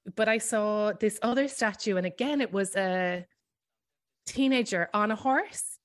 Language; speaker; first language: English; native; English